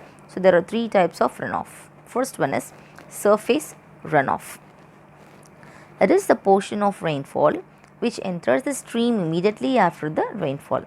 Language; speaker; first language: English; non-native, local second language; Tamil